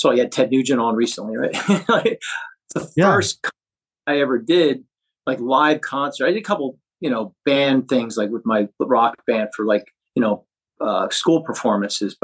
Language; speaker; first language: English; native; English